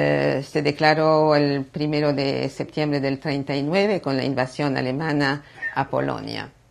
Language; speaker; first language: Spanish; non-native, fluent; French